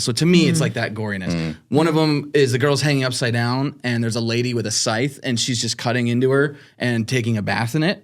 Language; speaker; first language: English; native; English